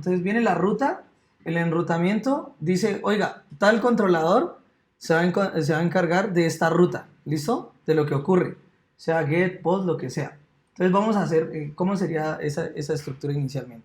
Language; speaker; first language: Spanish; native; Spanish